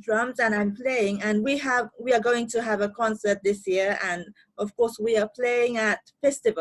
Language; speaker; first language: English; non-native, learner; Japanese